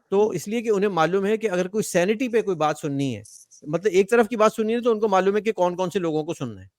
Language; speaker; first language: Urdu; native; Urdu